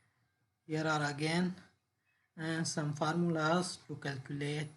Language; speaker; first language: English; non-native, local second language; Urdu